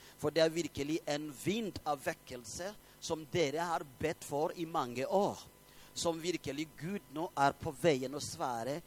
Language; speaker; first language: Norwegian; non-native, fluent; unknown